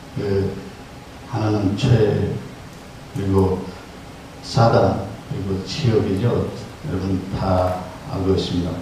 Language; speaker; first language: Korean; non-native, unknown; Nepali